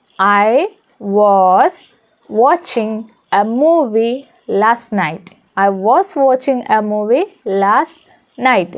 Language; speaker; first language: English; non-native, local second language; Malayalam